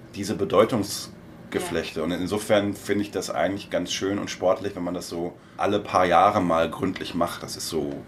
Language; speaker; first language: German; native; German